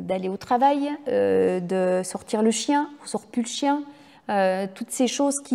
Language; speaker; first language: French; native; French